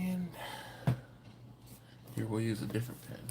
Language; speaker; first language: English; native; English